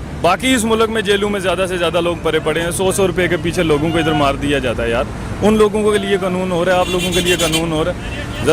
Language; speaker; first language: Urdu; non-native, local second language; Pahari-Potwari